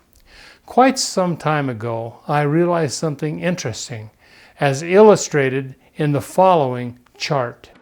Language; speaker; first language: English; native; English